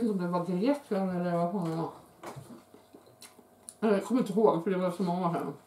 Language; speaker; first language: Swedish; native; Swedish